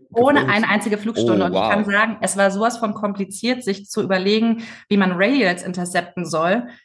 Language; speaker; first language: German; native; German